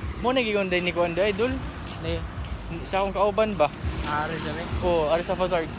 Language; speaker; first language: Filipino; non-native, local second language; Cebuano